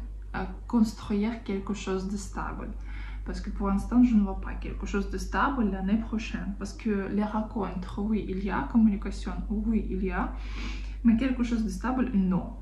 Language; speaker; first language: French; non-native, fluent; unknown